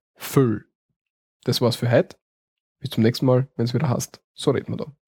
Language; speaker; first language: German; native; German